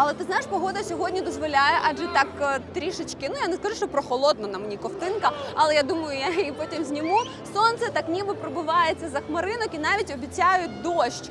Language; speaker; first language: Ukrainian; native; Ukrainian